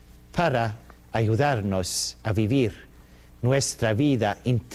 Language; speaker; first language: Spanish; non-native, fluent; Swedish